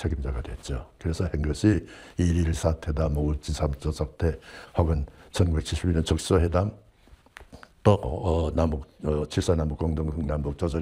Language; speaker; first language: Korean; native; Korean